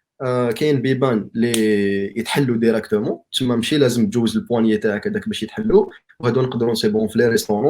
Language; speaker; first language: Arabic; native; Arabic